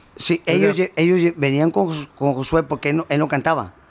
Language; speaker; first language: Spanish; native; Spanish